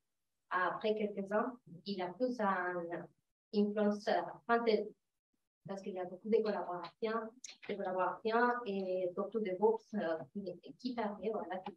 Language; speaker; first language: French; non-native, fluent; Spanish